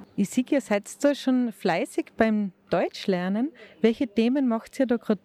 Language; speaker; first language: German; native; German